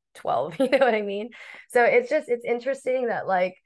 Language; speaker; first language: English; native; English